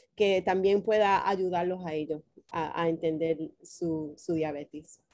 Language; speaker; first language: Spanish; early bilingual, heritage; Spanish